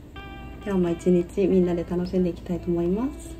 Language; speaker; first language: Japanese; native; Japanese